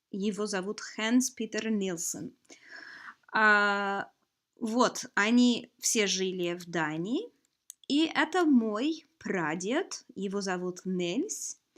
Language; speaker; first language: Russian; non-native, fluent; English